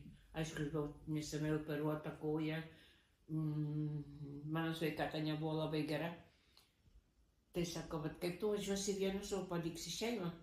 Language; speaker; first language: Lithuanian; early bilingual, heritage; Lithuanian